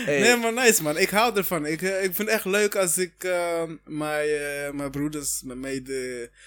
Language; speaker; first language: Dutch; early bilingual, other home language; Kinyarwanda